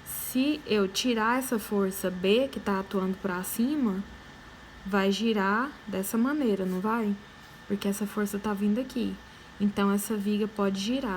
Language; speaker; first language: Portuguese; native; Portuguese